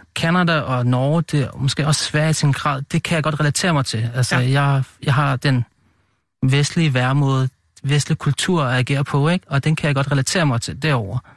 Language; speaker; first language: Danish; early bilingual, other home language; Arabic